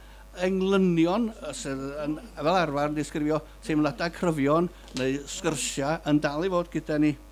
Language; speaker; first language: Welsh; native; Welsh